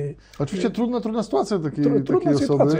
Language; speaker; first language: Polish; native; Polish